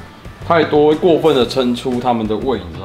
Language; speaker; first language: Chinese; native; Chinese